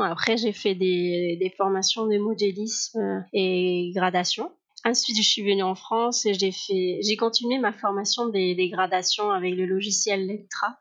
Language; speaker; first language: French; non-native, fluent; Spanish